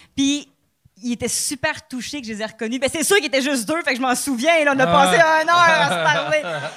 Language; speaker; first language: French; native; French